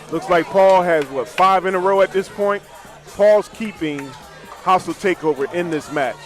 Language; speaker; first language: English; native; English